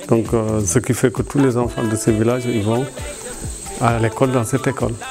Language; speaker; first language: French; non-native, local second language; Fula